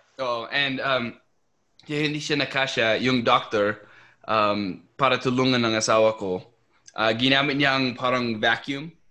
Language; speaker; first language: Filipino; non-native, fluent; English